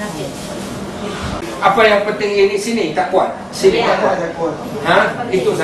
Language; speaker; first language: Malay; non-native, local second language; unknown